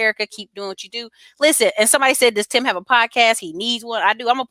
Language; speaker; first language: English; native; English